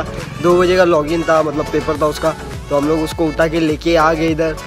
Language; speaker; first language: Hindi; non-native, local second language; Marathi